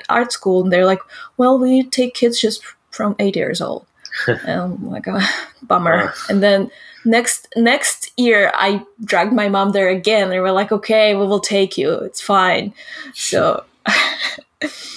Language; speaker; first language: English; non-native, fluent; Russian